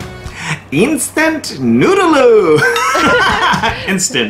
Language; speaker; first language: Japanese; non-native, learner; English